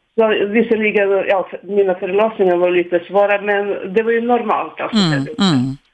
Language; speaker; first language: Swedish; non-native, fluent; Serbian